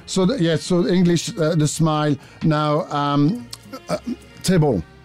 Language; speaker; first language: English; non-native, fluent; French